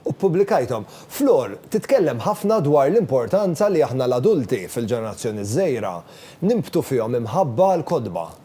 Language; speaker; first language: Maltese; native; Maltese